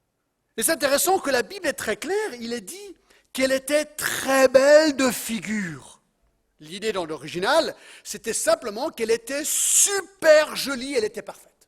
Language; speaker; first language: French; non-native, fluent; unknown